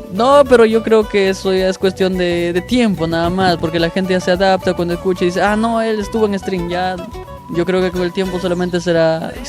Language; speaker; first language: Spanish; native; Spanish